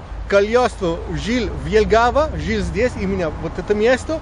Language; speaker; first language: Russian; non-native, learner; Italian